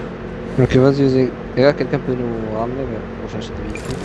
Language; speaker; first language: French; native; French